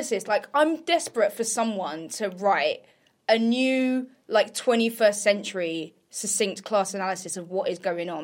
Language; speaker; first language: English; native; English